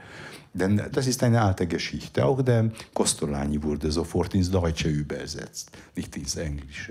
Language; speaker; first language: German; non-native, fluent; Hungarian